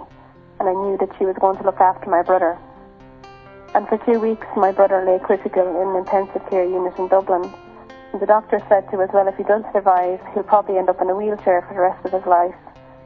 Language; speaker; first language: English; native; English